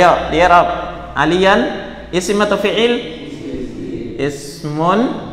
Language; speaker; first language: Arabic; non-native, fluent; Indonesian